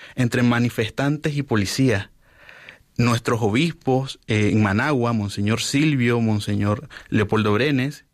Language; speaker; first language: Spanish; native; Spanish